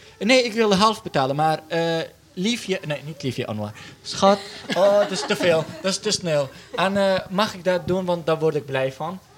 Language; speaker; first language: Dutch; non-native, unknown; Arabic